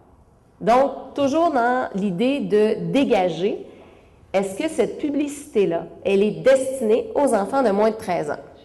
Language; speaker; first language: French; native; French